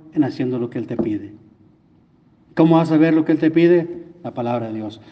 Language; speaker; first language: Spanish; non-native, fluent; English